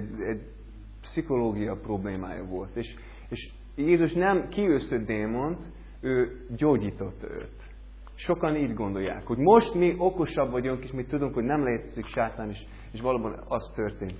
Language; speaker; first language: Hungarian; non-native, learner; English